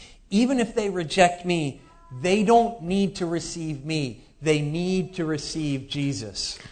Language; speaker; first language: English; native; English